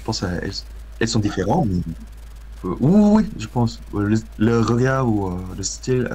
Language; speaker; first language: French; non-native, learner; Korean